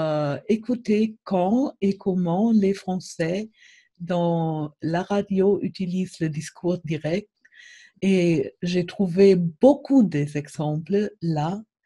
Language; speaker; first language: French; non-native, fluent; German